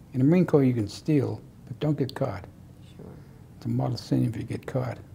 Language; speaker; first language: English; native; English